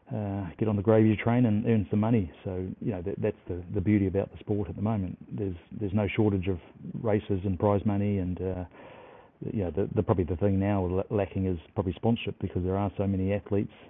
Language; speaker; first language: English; native; English